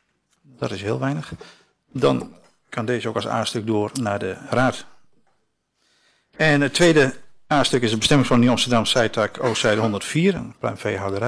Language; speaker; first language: Dutch; native; Dutch